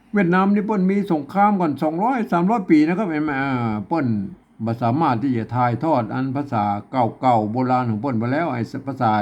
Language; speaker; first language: Thai; non-native, local second language; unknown